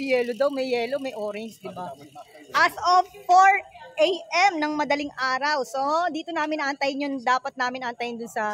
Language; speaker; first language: Filipino; native; Filipino